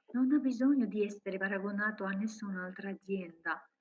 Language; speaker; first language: Italian; non-native, learner; Georgian